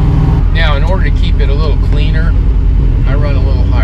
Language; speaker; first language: English; native; English